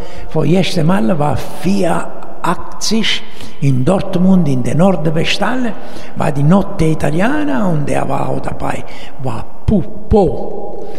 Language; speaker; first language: German; non-native, learner; Italian